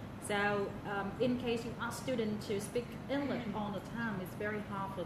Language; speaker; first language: English; non-native, fluent; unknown